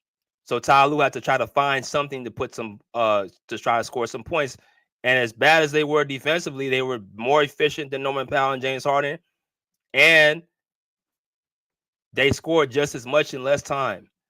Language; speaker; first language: English; native; English